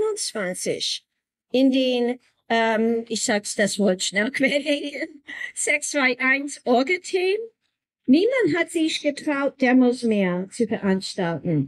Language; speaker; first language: German; non-native, learner; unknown